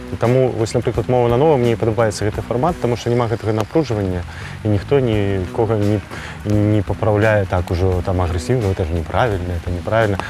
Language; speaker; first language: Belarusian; non-native, local second language; Russian